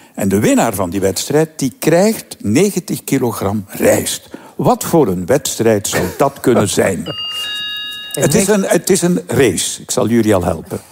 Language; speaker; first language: Dutch; native; Dutch